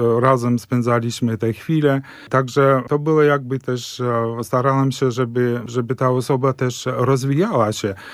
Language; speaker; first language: Polish; early bilingual, heritage; Polish